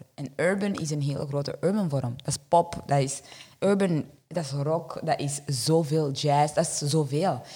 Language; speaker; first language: Dutch; early bilingual, other home language; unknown